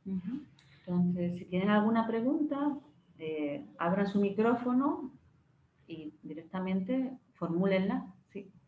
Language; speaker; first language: Spanish; native; Spanish